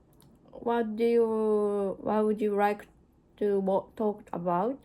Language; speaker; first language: English; non-native, learner; Japanese